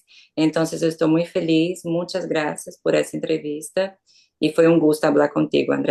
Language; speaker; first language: Portuguese; non-native, learner; Spanish